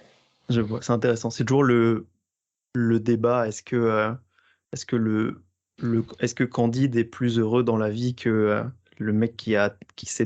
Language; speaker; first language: French; native; French